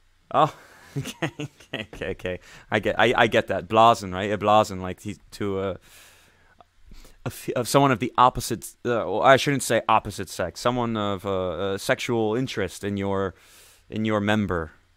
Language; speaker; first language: English; native; English